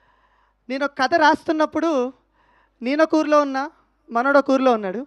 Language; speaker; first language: Telugu; native; Telugu